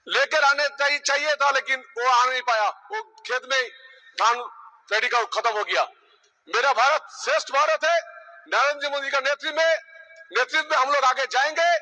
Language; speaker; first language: Hindi; non-native, local second language; Bangla